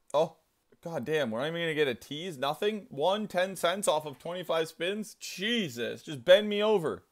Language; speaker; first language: English; native; English